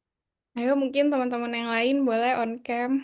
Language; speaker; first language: Indonesian; native; Indonesian